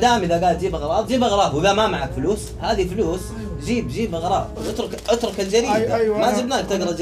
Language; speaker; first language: Arabic; native; Arabic